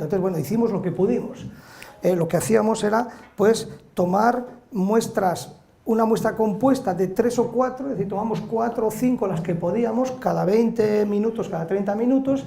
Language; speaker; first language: Spanish; native; Spanish